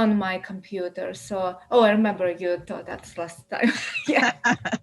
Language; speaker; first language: English; non-native, learner; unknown